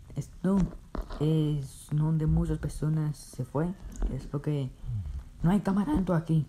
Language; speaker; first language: Spanish; early bilingual, heritage; Spanish